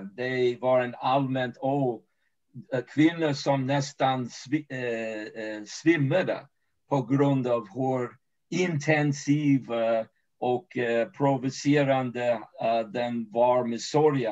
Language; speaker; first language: Swedish; non-native, fluent; English